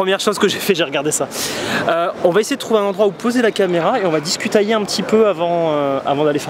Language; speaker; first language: French; native; French